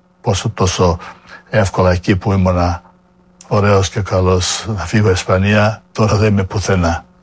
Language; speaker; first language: Greek; non-native, fluent; Serbian